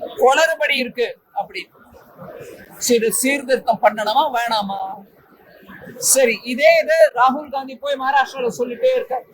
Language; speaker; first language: Tamil; native; Tamil